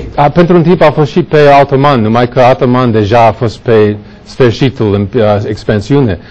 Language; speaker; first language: Romanian; non-native, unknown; English